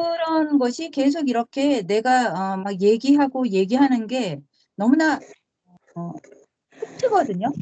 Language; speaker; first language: Korean; native; Korean